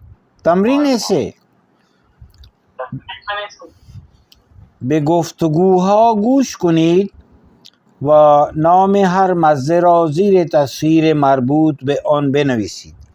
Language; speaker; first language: Persian; non-native, fluent; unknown